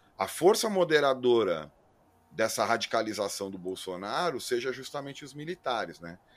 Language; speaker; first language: Portuguese; native; Portuguese